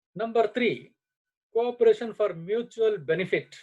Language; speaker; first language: English; non-native, local second language; Kannada